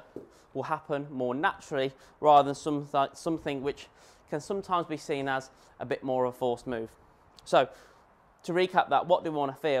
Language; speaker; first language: English; native; English